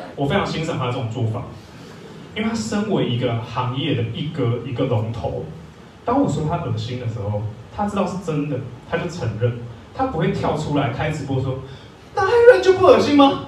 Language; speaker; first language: Chinese; native; Chinese